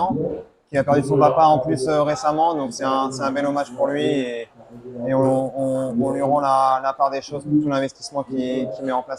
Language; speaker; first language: French; native; French